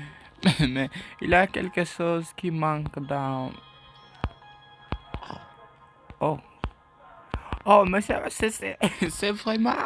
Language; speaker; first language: French; non-native, learner; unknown